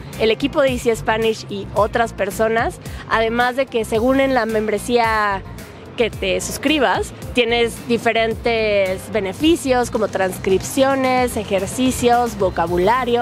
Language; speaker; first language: Spanish; native; Spanish